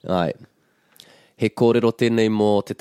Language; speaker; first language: Māori; non-native, local second language; English